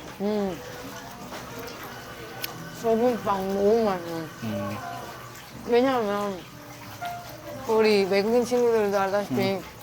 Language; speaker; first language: Korean; non-native, learner; Greek